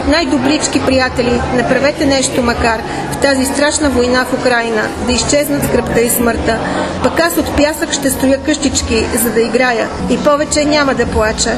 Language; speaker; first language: Bulgarian; native; Bulgarian